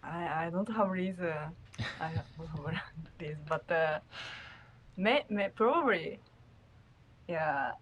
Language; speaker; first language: English; non-native, learner; Japanese